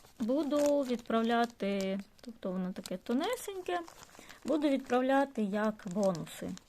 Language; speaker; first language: Ukrainian; non-native, local second language; Russian